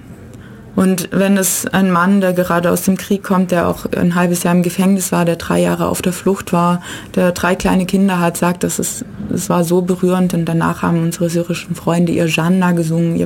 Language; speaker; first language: German; native; German